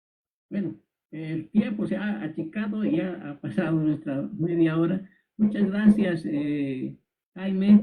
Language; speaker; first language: Spanish; native; Spanish